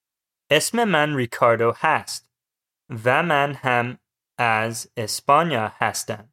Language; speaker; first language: Persian; non-native, learner; English